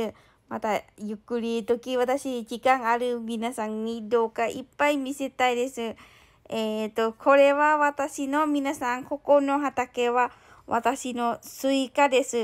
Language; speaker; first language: Japanese; non-native, learner; Thai